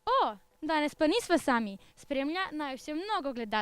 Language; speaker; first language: Slovenian; native; Slovenian